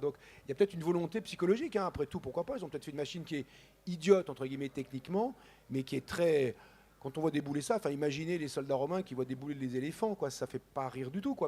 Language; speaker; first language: French; native; French